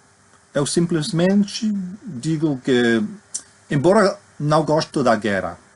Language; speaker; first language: Portuguese; non-native, fluent; English